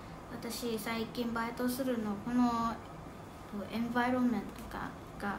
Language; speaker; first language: Japanese; non-native, fluent; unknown